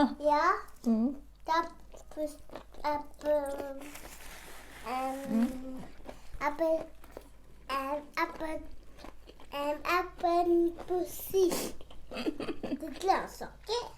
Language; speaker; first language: Swedish; non-native, learner; Thai